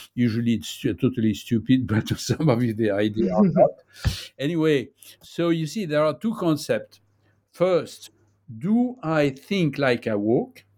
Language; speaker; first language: English; non-native, fluent; French